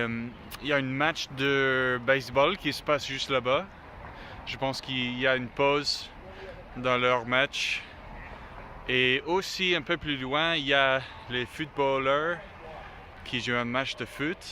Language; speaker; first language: French; non-native, learner; English